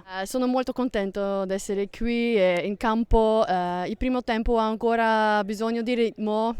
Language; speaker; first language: Italian; non-native, learner; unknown